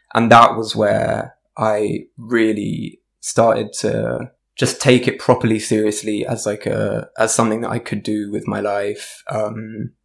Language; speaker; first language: English; native; English